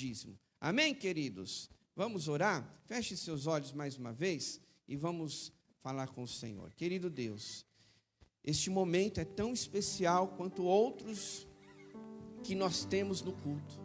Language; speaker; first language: Portuguese; native; Portuguese